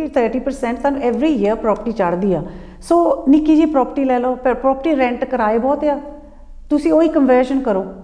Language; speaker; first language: Punjabi; early bilingual, heritage; Punjabi